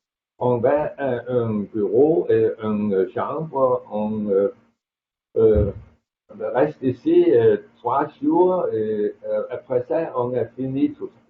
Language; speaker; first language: French; non-native, fluent; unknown